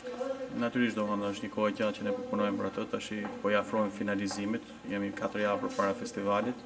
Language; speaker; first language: Albanian; native; Albanian